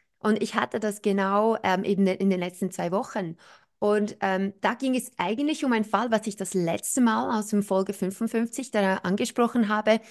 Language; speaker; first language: German; non-native, fluent; English